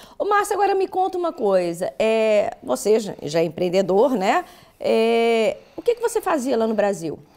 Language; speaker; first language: Portuguese; native; Portuguese